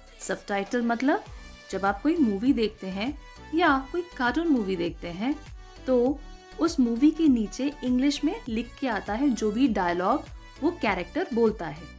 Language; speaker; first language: Hindi; native; Hindi